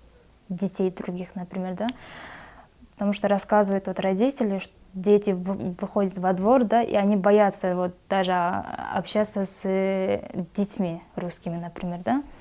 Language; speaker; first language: Russian; non-native, local second language; Kyrgyz